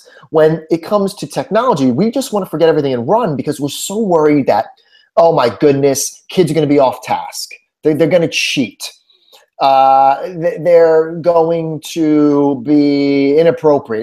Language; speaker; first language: English; native; English